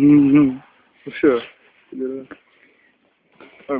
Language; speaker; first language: Russian; native; Russian